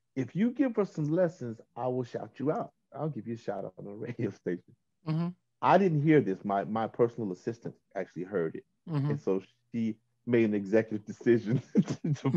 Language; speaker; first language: English; native; English